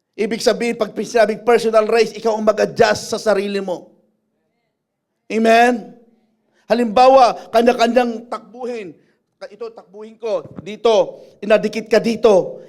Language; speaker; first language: Filipino; non-native, local second language; Iloko